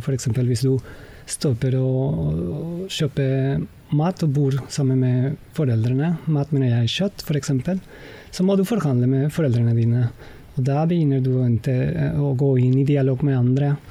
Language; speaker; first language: Norwegian; non-native, fluent; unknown